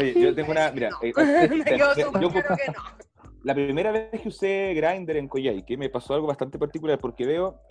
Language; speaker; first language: Spanish; native; Spanish